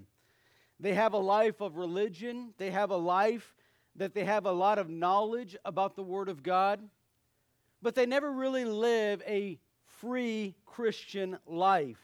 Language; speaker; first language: English; native; English